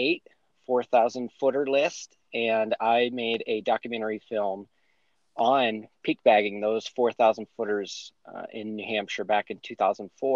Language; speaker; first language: English; native; English